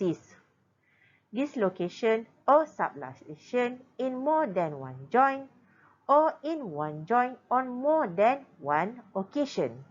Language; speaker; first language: English; non-native, local second language; Malay